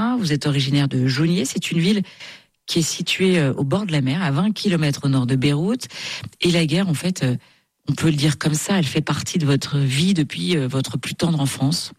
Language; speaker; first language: French; native; French